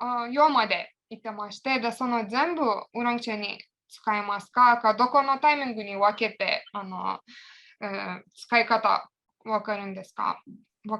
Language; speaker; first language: Japanese; non-native, fluent; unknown